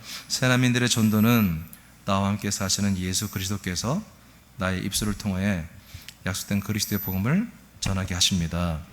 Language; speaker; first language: Korean; native; Korean